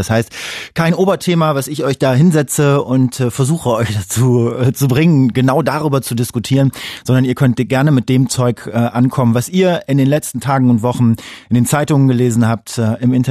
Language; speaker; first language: German; native; German